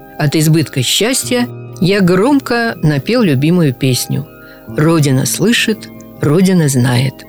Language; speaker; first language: Russian; native; Russian